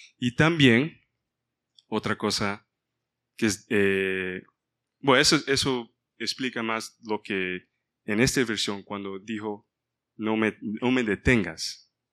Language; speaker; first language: Spanish; early bilingual, heritage; Spanish